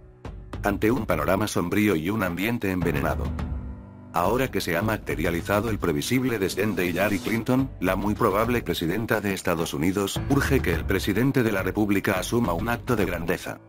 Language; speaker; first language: Spanish; native; Spanish